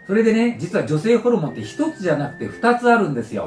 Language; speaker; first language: Japanese; native; Japanese